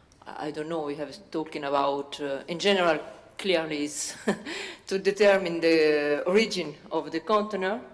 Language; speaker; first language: English; non-native, learner; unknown